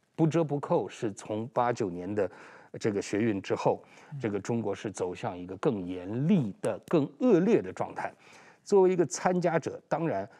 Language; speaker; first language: Chinese; non-native, local second language; Uyghur